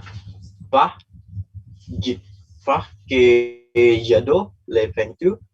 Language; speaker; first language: French; non-native, learner; Indonesian